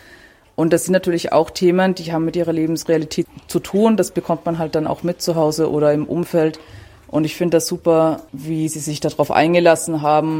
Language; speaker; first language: German; native; German